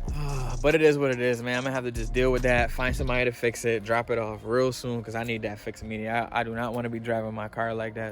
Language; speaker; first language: English; native; English